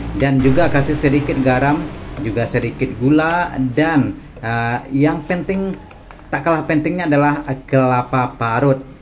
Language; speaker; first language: Indonesian; non-native, local second language; Minangkabau